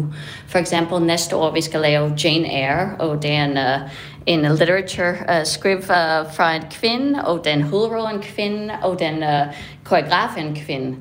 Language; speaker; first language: Danish; non-native, fluent; English